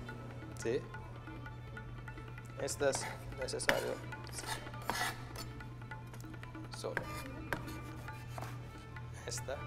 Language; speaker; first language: Spanish; non-native, learner; Turkish